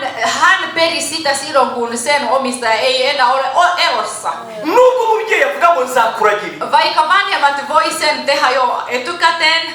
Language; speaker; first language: Finnish; non-native, learner; Kinyarwanda